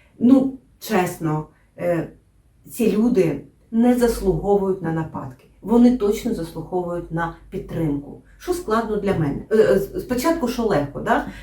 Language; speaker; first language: Ukrainian; non-native, local second language; Russian